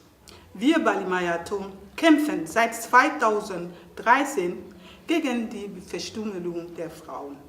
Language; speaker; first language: German; non-native, fluent; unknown